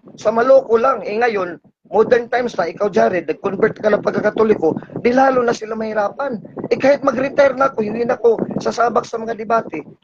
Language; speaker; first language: Filipino; non-native, local second language; Cebuano